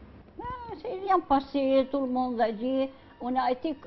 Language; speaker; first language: French; non-native, learner; Arabic